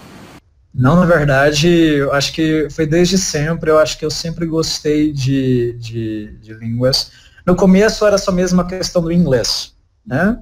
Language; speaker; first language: Portuguese; native; Portuguese